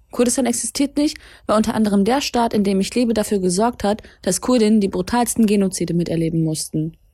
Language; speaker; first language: German; early bilingual, other home language; Kurdish